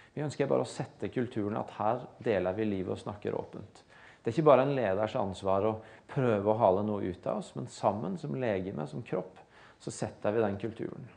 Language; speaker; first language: Norwegian; native; Norwegian